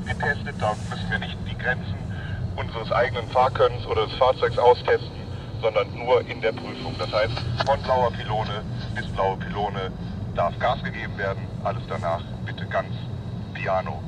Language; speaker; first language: German; native; German